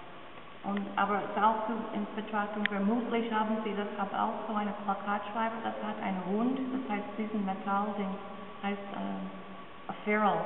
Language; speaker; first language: German; non-native, learner; English